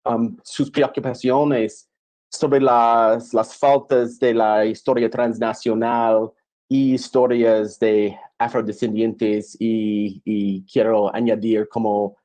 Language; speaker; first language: Spanish; non-native, fluent; English